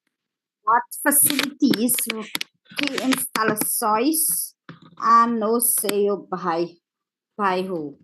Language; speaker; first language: Portuguese; non-native, fluent; English